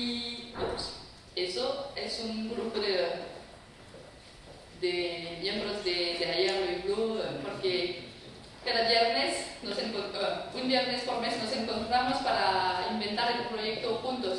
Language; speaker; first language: Spanish; non-native, fluent; French